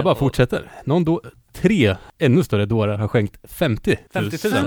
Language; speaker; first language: Swedish; native; Swedish